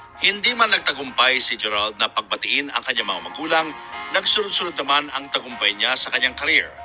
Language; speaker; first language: Filipino; native; Filipino